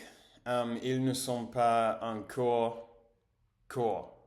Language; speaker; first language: French; non-native, learner; English